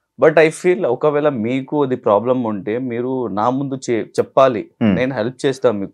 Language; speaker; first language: Telugu; non-native, local second language; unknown